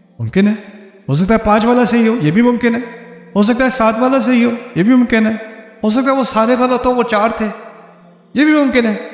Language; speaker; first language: Urdu; early bilingual, heritage; Urdu